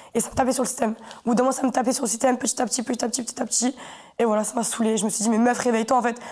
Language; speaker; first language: French; native; French